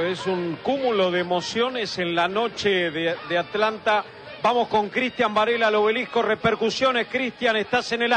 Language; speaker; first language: Spanish; native; Spanish